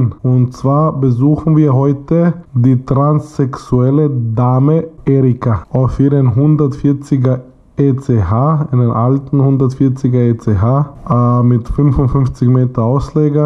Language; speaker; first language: German; native; German